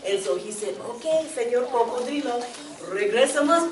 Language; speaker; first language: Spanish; non-native, learner; English